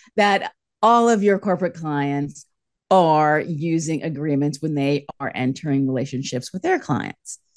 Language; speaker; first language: English; native; English